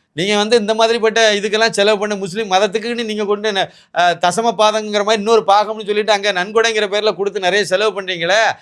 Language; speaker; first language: Tamil; native; Tamil